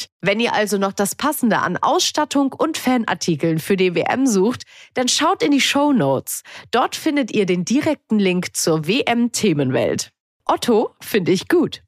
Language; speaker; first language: German; native; German